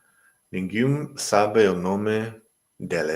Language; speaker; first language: Portuguese; non-native, learner; English